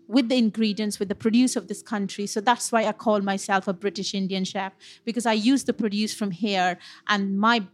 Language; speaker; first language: English; non-native, local second language; Punjabi